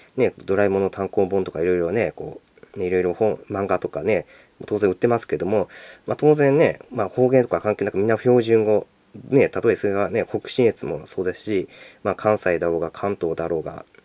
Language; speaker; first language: Japanese; native; Japanese